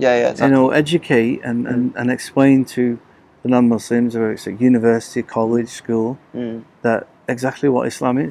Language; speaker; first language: English; native; English